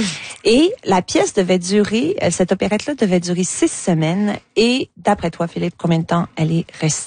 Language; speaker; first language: French; native; French